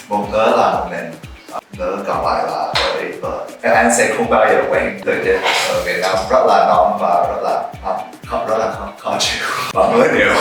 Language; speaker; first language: Vietnamese; non-native, learner; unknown